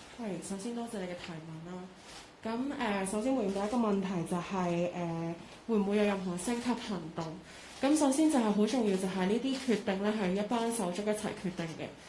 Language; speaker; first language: Cantonese; native; Cantonese